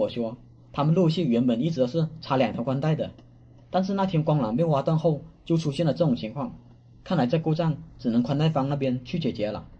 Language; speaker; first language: Chinese; native; Chinese